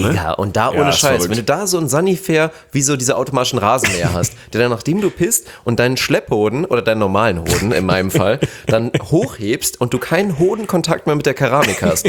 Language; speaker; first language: German; native; German